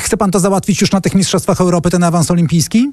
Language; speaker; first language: Polish; native; Polish